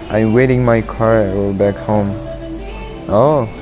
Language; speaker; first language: English; non-native, learner; Russian